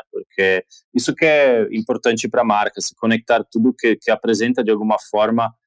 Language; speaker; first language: Portuguese; non-native, fluent; Slovak